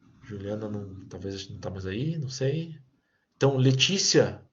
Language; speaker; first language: Portuguese; native; Portuguese